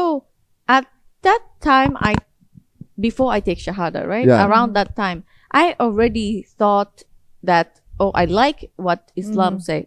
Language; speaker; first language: English; non-native, fluent; Japanese